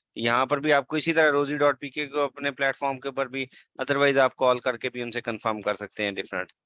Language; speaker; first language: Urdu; native; Urdu